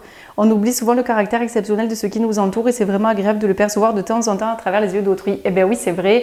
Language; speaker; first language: French; native; French